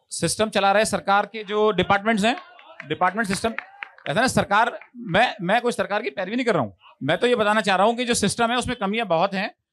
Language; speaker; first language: Hindi; native; Hindi